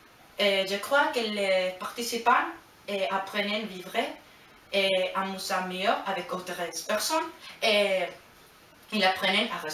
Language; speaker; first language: French; non-native, learner; Spanish